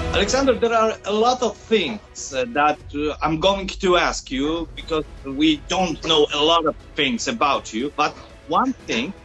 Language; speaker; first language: English; non-native, fluent; Polish